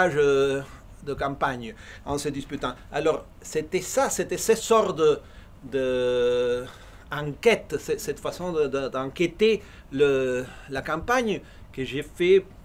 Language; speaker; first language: French; non-native, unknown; Spanish